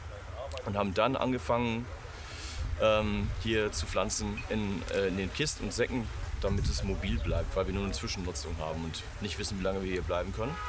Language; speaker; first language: German; native; German